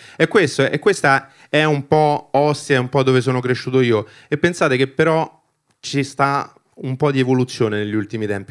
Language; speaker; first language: Italian; early bilingual, other home language; Albanian